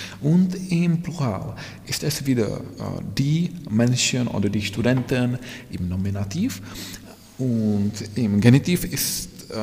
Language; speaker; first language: German; non-native, fluent; Czech